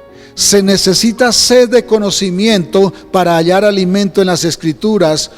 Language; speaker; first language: Spanish; native; Spanish